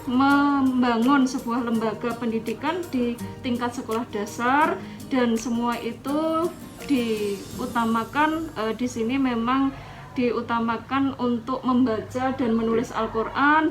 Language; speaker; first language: Indonesian; native; Indonesian